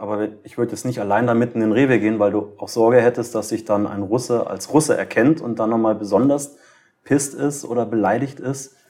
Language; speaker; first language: German; native; German